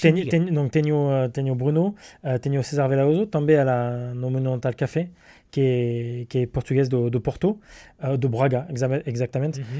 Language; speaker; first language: Portuguese; non-native, learner; French